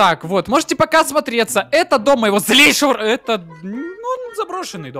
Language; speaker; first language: Russian; native; Russian